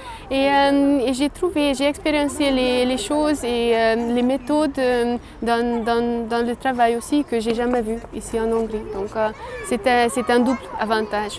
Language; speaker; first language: French; non-native, fluent; Hungarian